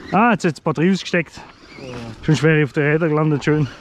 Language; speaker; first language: German; non-native, fluent; French